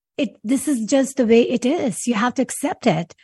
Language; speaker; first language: English; non-native, local second language; Urdu